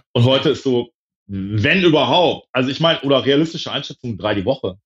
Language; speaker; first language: German; native; German